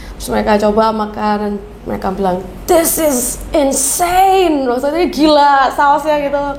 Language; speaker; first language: Indonesian; native; Indonesian